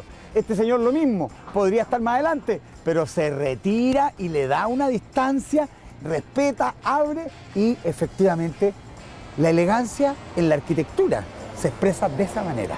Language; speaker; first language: Spanish; native; Spanish